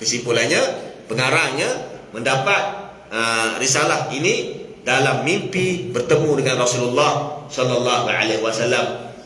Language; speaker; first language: Malay; native; Malay